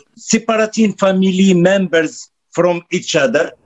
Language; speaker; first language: English; non-native, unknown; Arabic